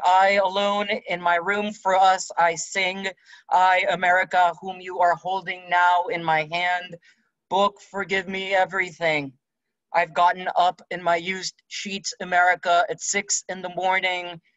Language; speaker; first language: English; non-native, local second language; Spanish